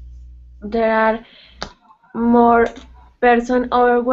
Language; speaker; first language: English; non-native, learner; Spanish